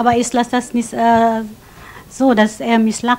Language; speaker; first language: German; non-native, fluent; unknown